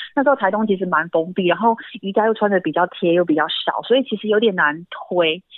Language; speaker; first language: Chinese; native; Chinese